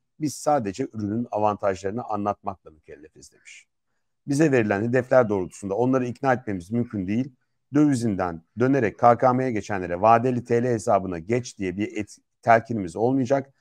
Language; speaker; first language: Turkish; native; Turkish